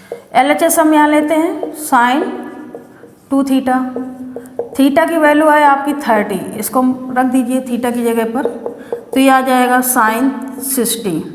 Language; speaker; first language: Hindi; native; Hindi